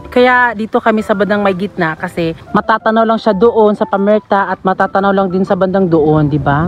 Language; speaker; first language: Filipino; non-native, local second language; Cebuano